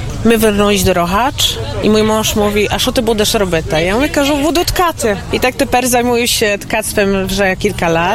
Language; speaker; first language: Polish; non-native, local second language; Ukrainian